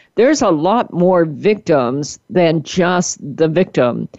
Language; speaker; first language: English; native; English